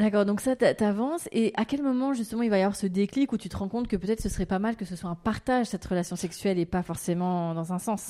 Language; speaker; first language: French; native; French